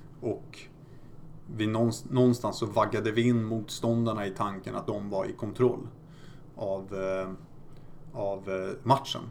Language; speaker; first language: Swedish; early bilingual, other home language; Polish